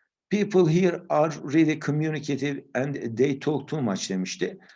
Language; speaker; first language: English; non-native, fluent; Turkish